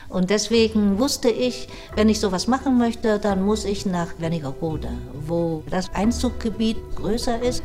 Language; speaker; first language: German; non-native, fluent; Vietnamese